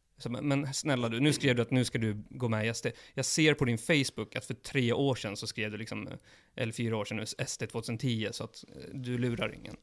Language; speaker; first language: Swedish; early bilingual, other home language; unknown